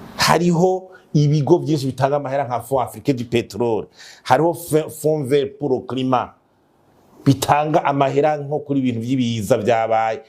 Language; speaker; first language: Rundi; native; Rundi